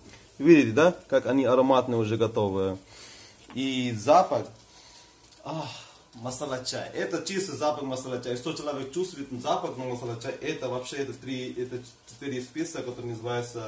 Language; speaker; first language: Russian; non-native, fluent; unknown